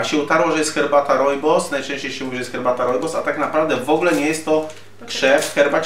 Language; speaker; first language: Polish; native; Polish